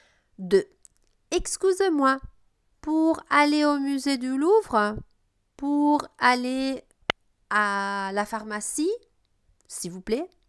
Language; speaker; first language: French; non-native, fluent; Italian